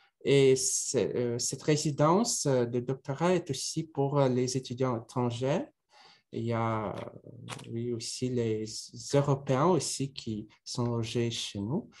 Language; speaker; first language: French; non-native, fluent; Russian